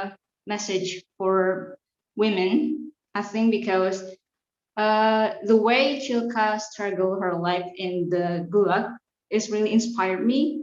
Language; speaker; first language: English; non-native, fluent; Indonesian